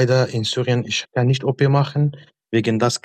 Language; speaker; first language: German; non-native, learner; Arabic